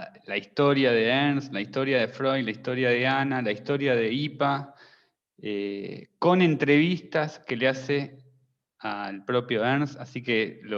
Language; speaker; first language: Spanish; native; Spanish